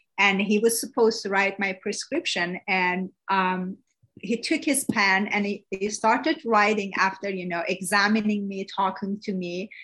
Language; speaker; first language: English; non-native, fluent; Persian